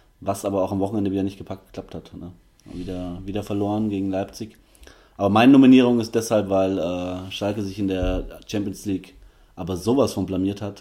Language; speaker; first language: German; native; German